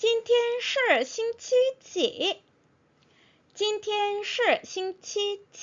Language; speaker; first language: Chinese; non-native, fluent; Korean